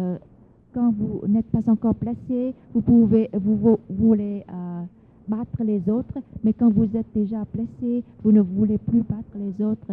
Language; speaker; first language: French; non-native, fluent; Vietnamese